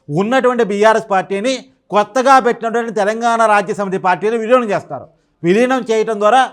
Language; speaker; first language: Telugu; native; Telugu